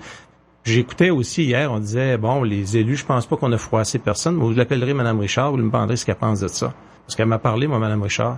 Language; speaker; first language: French; native; French